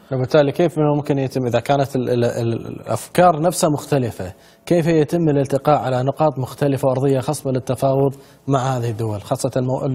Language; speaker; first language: Arabic; native; Arabic